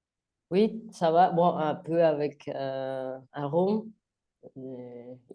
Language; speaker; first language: French; non-native, learner; Spanish